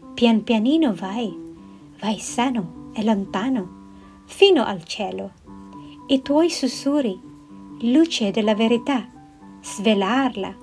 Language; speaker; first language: Italian; non-native, learner; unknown